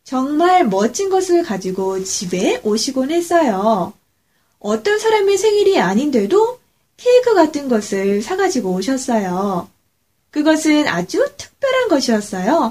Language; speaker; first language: Korean; native; Korean